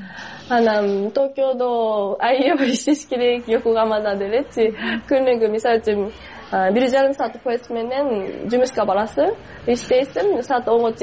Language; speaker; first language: Kyrgyz; non-native, fluent; Japanese